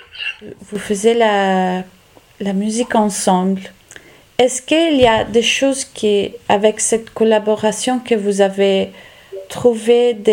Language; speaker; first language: French; non-native, fluent; Italian